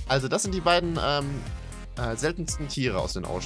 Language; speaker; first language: German; native; German